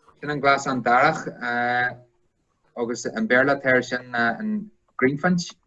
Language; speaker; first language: Irish; non-native, local second language; English